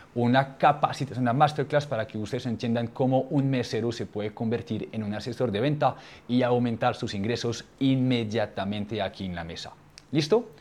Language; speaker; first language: Spanish; non-native, fluent; French